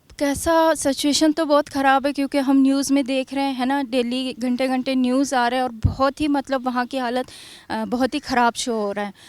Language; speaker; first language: Hindi; non-native, fluent; Persian